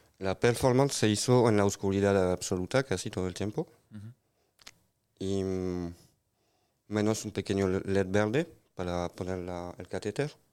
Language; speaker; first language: Spanish; non-native, fluent; French